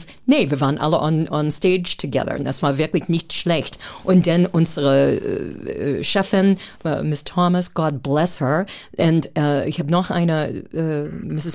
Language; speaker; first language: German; non-native, fluent; English